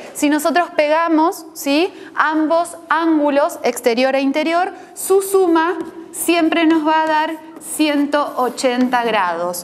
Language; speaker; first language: Spanish; native; Spanish